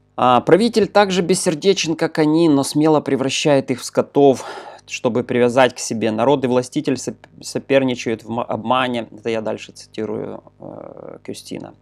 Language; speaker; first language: Russian; non-native, local second language; Ukrainian